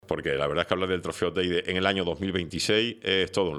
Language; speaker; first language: Spanish; native; Spanish